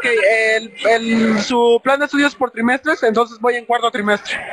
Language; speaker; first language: Spanish; native; Spanish